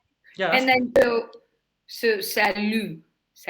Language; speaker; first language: French; non-native, learner; English